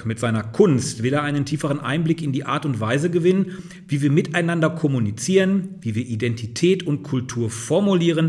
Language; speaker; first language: German; native; German